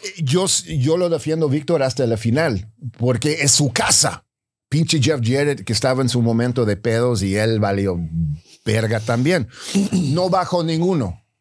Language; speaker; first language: Spanish; non-native, fluent; English